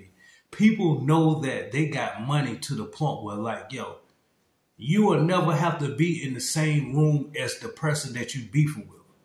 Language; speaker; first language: English; native; English